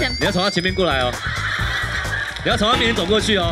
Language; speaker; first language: Chinese; native; Chinese